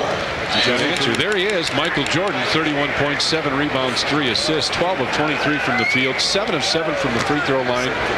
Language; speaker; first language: English; native; English